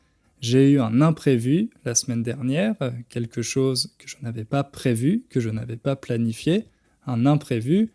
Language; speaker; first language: French; native; French